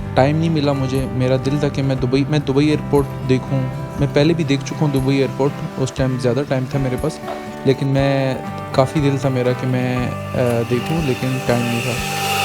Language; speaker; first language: Urdu; non-native, local second language; Punjabi